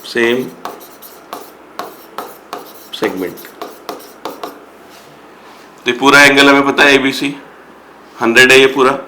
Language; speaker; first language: Hindi; native; Hindi